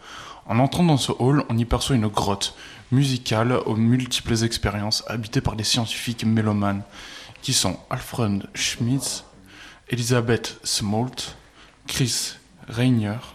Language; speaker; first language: French; native; French